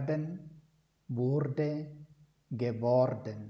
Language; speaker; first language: German; non-native, fluent; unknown